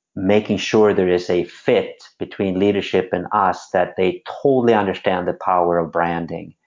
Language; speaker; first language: English; non-native, fluent; Swedish